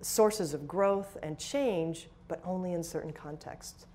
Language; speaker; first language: English; native; English